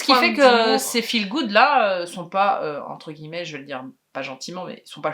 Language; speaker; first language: French; native; French